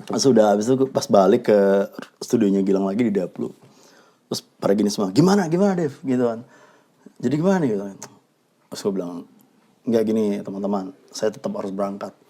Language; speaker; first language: Indonesian; native; Indonesian